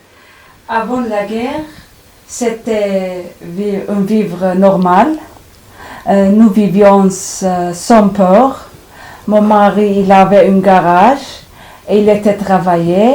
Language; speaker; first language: French; non-native, learner; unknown